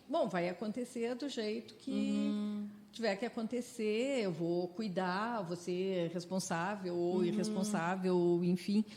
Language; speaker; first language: Portuguese; native; Portuguese